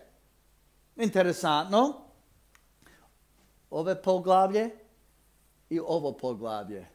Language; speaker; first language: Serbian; non-native, fluent; English